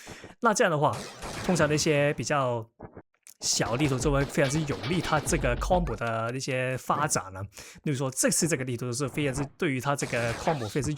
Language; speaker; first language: Chinese; non-native, local second language; Cantonese